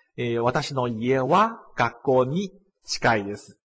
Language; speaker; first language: Japanese; non-native, fluent; Chinese